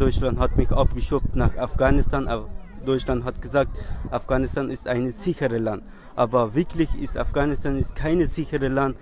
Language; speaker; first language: German; non-native, learner; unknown